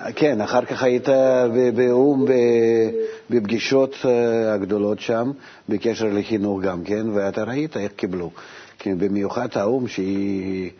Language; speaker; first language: Hebrew; non-native, fluent; Russian